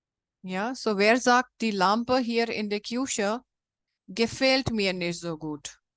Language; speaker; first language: German; non-native, fluent; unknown